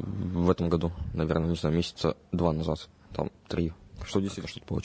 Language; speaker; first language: Russian; native; Russian